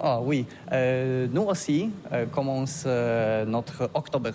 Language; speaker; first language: French; non-native, learner; Polish